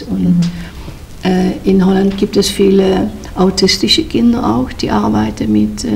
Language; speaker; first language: German; non-native, fluent; Dutch